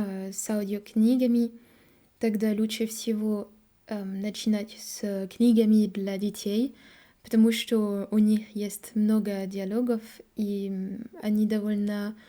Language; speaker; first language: Russian; non-native, learner; French